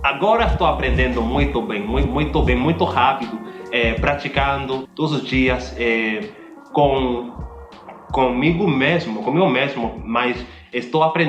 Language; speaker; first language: Portuguese; non-native, learner; English